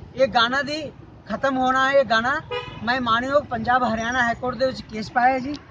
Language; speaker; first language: Punjabi; non-native, fluent; Kannada